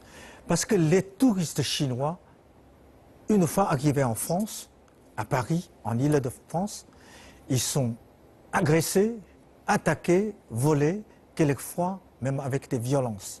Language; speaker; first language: French; non-native, fluent; Chinese